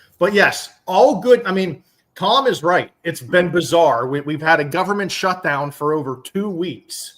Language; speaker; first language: English; native; English